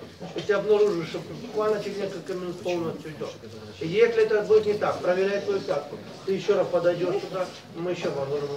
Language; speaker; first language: Russian; native; Russian